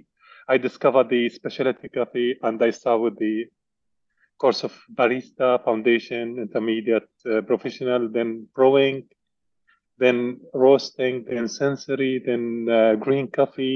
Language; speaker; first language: English; non-native, learner; Arabic